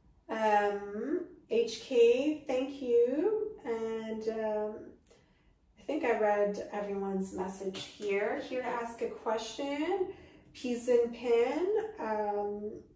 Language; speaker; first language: English; native; English